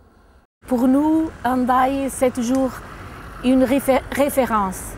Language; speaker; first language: French; non-native, fluent; Portuguese